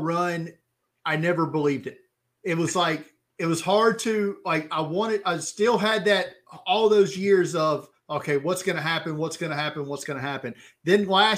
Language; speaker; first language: English; native; English